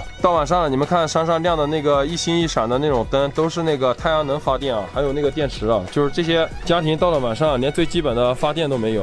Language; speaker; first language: Chinese; native; Chinese